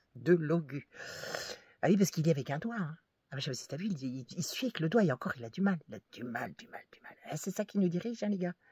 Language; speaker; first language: French; native; French